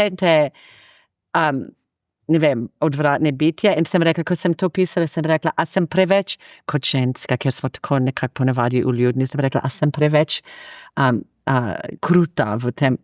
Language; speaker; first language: Slovenian; non-native, fluent; English